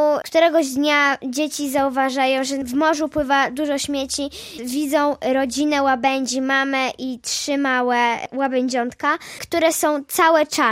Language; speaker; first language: Polish; native; Polish